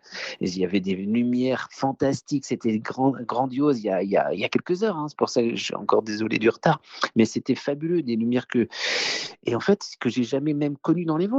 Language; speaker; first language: French; native; French